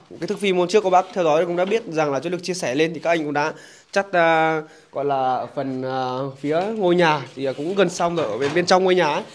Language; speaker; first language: Vietnamese; native; Vietnamese